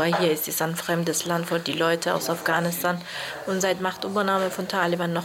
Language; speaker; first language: German; non-native, fluent; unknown